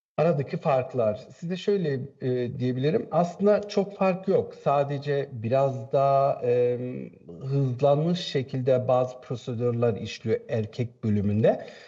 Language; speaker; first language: Turkish; native; Turkish